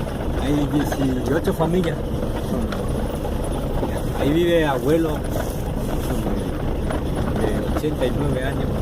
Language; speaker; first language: Spanish; non-native, local second language; Guarani